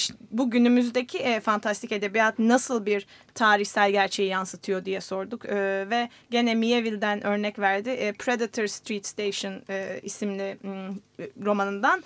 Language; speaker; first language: Turkish; native; Turkish